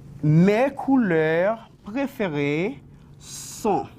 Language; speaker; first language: French; non-native, fluent; Spanish